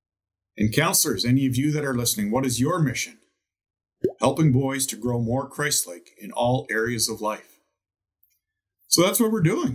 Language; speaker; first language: English; native; English